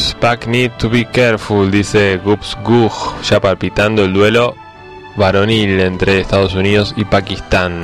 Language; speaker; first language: Spanish; native; Spanish